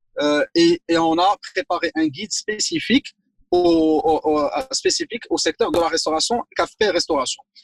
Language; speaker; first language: French; non-native, local second language; Arabic